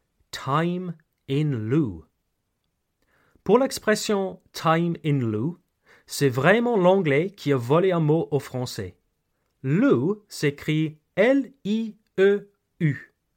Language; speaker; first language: French; non-native, fluent; English